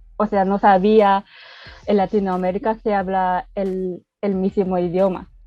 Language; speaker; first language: Spanish; non-native, fluent; Japanese